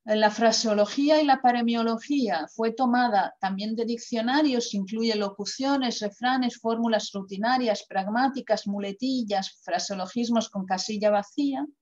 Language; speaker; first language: Spanish; non-native, fluent; Croatian